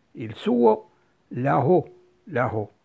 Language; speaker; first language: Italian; non-native, fluent; Arabic